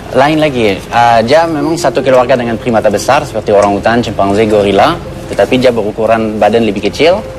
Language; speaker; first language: Indonesian; non-native, fluent; French